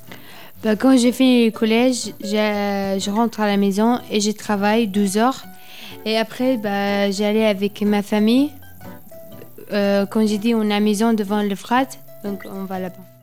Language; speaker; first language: French; non-native, learner; Arabic